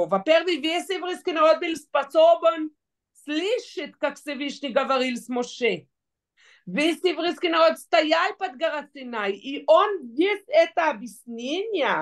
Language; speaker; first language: Russian; non-native, fluent; Hebrew